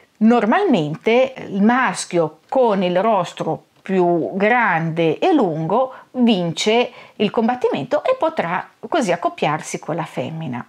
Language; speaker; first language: Italian; native; Italian